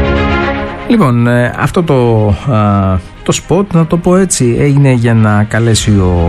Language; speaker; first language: Greek; native; Greek